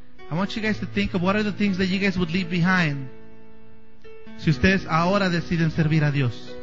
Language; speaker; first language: English; non-native, fluent; Spanish